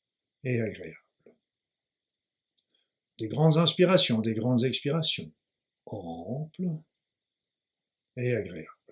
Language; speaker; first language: French; native; French